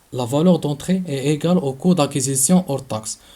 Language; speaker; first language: French; non-native, local second language; Arabic